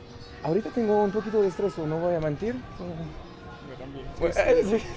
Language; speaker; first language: Spanish; non-native, learner; French